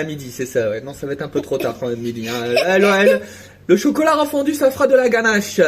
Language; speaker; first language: French; native; French